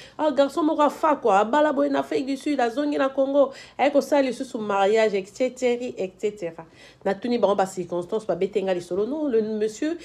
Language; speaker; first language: Lingala; native; Lingala